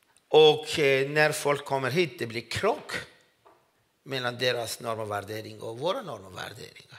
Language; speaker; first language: Swedish; non-native, fluent; Persian